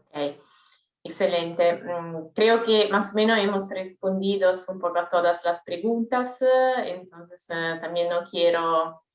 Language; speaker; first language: Spanish; non-native, fluent; Italian